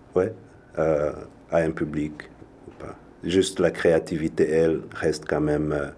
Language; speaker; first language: French; non-native, local second language; Kinyarwanda